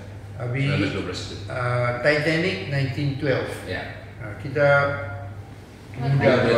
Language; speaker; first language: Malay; non-native, local second language; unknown